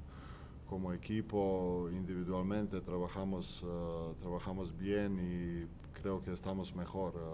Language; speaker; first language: Spanish; non-native, fluent; Croatian